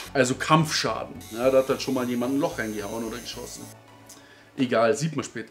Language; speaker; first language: German; native; German